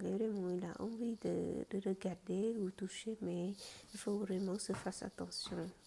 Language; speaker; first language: French; non-native, fluent; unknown